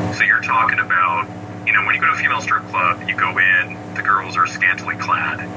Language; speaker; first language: English; native; English